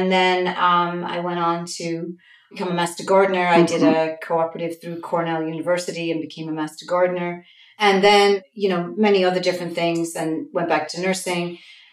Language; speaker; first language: English; native; English